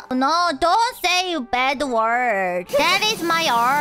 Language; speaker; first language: English; non-native, learner; Korean